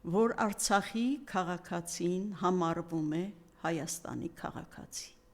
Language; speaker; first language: Armenian; native; Armenian